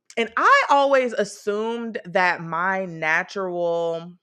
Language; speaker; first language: English; native; English